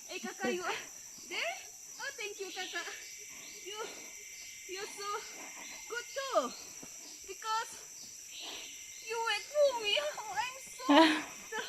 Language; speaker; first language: English; non-native, local second language; Malay